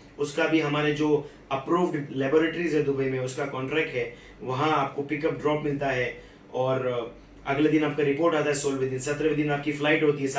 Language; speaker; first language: Hindi; native; Hindi